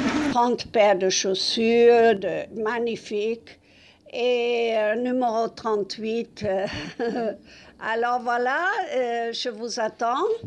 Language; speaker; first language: French; non-native, fluent; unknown